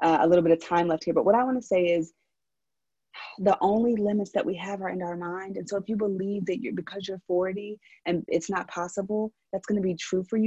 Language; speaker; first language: English; native; English